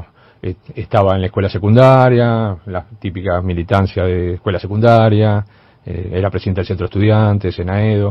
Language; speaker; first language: Spanish; native; Spanish